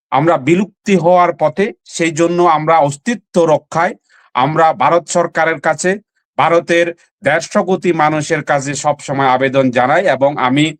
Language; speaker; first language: Bangla; non-native, local second language; Chakma